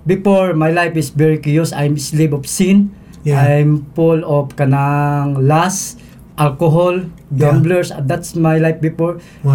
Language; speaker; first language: English; non-native, local second language; Cebuano